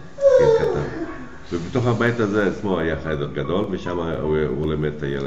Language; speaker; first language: Hebrew; non-native, fluent; Yiddish